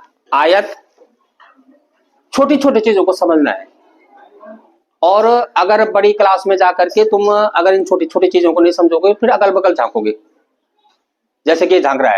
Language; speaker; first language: Hindi; native; Hindi